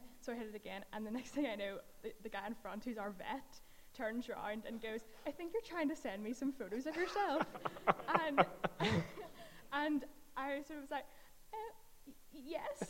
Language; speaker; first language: English; native; English